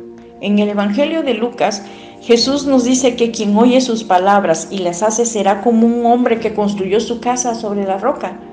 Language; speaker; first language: Spanish; native; Spanish